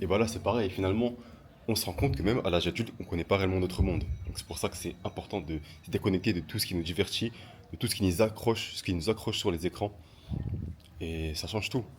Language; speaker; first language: French; native; French